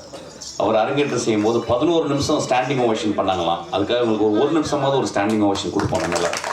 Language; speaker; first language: Tamil; native; Tamil